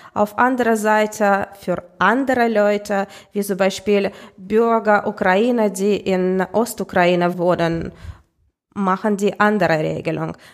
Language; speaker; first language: German; non-native, fluent; Russian